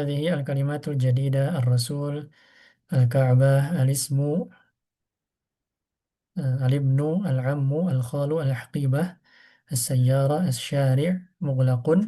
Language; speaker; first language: Arabic; non-native, fluent; Indonesian